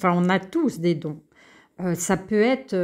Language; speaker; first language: French; native; French